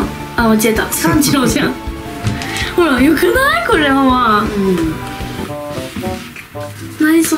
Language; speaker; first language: Japanese; native; Japanese